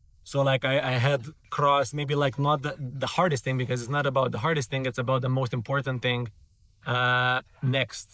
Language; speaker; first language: English; non-native, fluent; Romanian